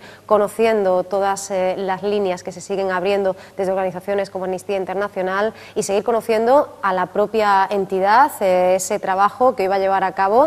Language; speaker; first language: Spanish; native; Spanish